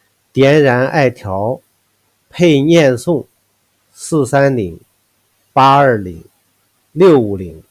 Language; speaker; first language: Chinese; native; Chinese